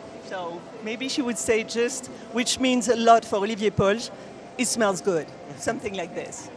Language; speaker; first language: English; non-native, fluent; French